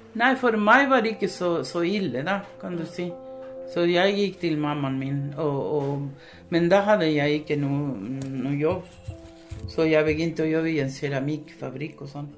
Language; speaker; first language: Norwegian; early bilingual, other home language; Spanish